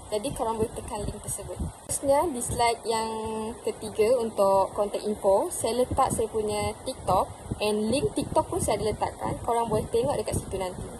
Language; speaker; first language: Malay; native; Malay